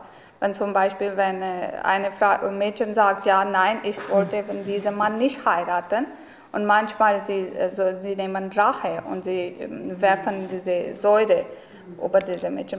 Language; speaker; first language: German; non-native, learner; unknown